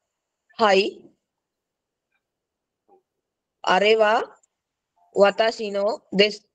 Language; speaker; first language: Japanese; non-native, learner; Sinhala